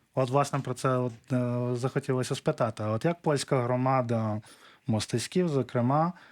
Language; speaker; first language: Ukrainian; native; Ukrainian